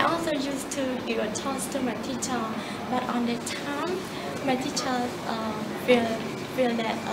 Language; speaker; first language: English; non-native, learner; Khmer